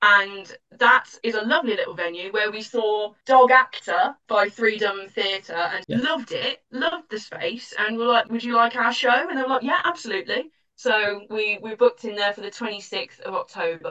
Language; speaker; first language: English; native; English